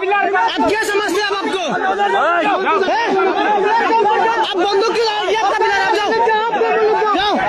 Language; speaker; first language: Hindi; non-native, learner; Bangla